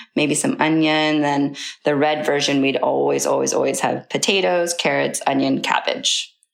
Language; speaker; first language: English; early bilingual, other home language; Chinese